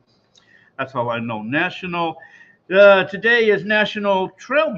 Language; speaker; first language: English; native; English